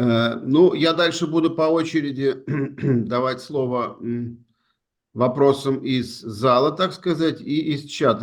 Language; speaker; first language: Russian; native; Russian